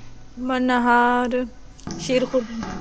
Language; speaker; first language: Persian; non-native, learner; Urdu